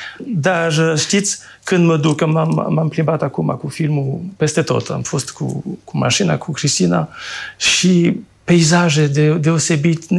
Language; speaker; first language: Romanian; non-native, fluent; French